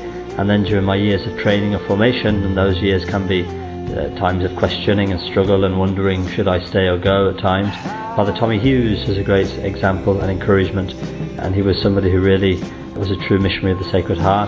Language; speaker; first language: English; native; English